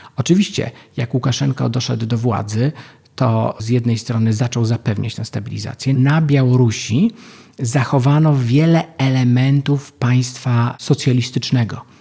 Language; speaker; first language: Polish; native; Polish